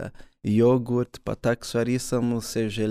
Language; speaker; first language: Slovenian; early bilingual, other home language; Portuguese